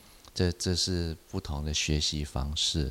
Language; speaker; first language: Chinese; native; Chinese